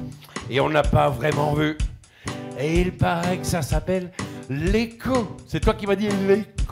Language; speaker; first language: French; native; French